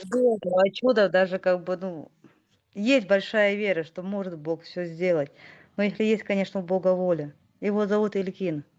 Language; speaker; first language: Russian; native; Russian